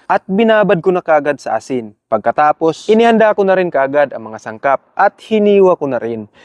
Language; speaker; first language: Filipino; non-native, local second language; Cebuano